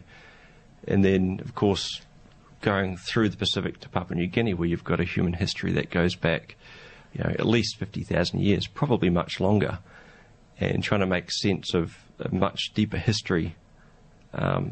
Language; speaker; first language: English; native; English